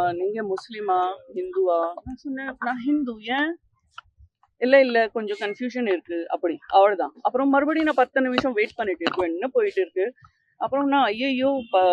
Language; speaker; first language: Tamil; non-native, fluent; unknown